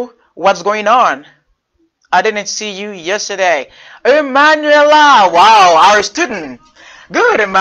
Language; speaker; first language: English; non-native, fluent; Haitian Creole